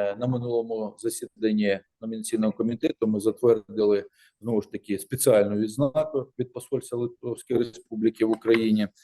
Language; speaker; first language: Ukrainian; native; Ukrainian